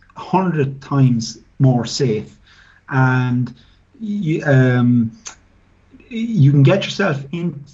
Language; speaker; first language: English; native; English